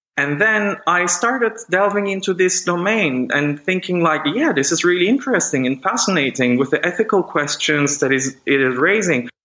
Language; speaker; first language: English; non-native, fluent; Turkish